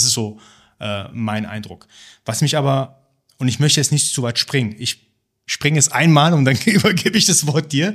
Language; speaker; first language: German; early bilingual, other home language; Persian